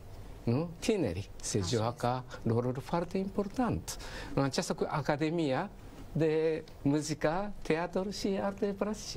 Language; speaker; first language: Romanian; non-native, learner; Japanese